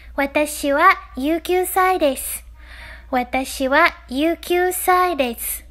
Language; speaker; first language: Japanese; non-native, learner; Vietnamese